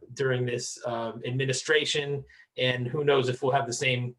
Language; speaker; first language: English; native; English